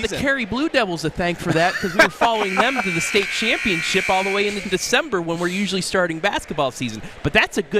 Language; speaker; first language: English; native; English